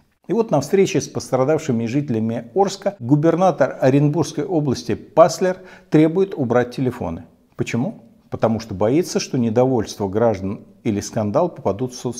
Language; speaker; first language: Russian; native; Russian